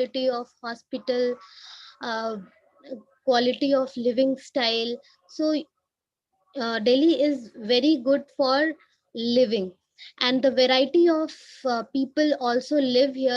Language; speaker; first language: English; non-native, learner; Hindi